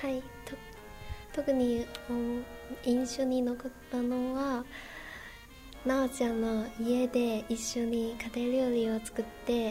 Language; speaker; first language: Japanese; non-native, learner; Chinese